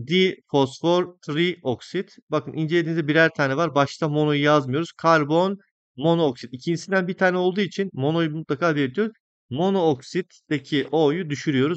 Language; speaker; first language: Turkish; native; Turkish